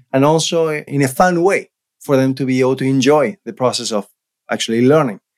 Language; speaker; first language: English; non-native, fluent; Spanish